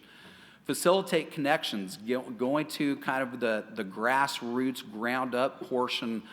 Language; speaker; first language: English; native; English